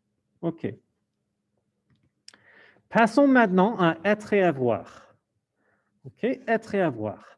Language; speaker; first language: French; non-native, fluent; English